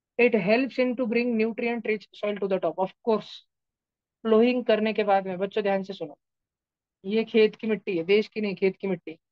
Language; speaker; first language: Hindi; non-native, local second language; Marathi